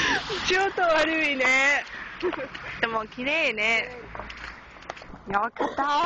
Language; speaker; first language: Japanese; non-native, learner; English